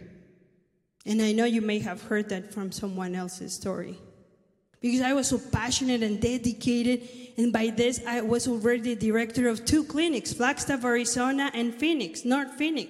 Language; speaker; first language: English; non-native, fluent; Spanish